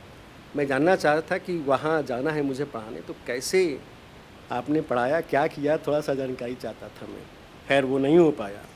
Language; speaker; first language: Hindi; native; Hindi